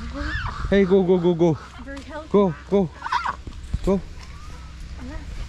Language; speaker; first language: English; non-native, learner; Korean